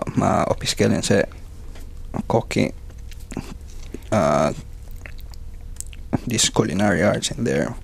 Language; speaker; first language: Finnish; non-native, learner; Filipino